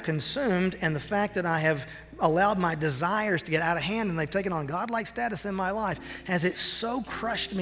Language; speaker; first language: English; native; English